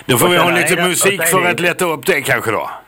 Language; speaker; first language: Swedish; native; Swedish